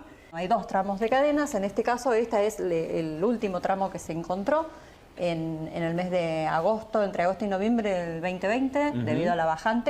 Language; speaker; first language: Spanish; native; Spanish